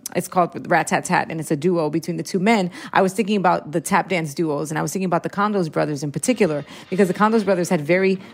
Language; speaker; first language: English; early bilingual, other home language; Spanish